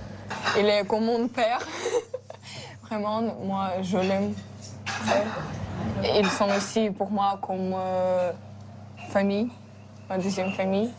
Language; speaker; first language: French; non-native, fluent; Ukrainian